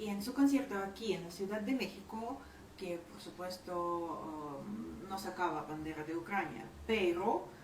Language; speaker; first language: Spanish; non-native, fluent; Ukrainian